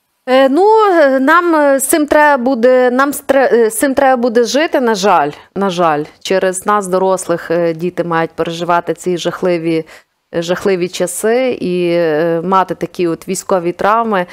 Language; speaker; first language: Ukrainian; native; Ukrainian